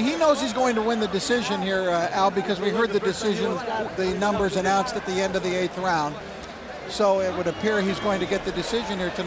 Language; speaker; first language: English; native; English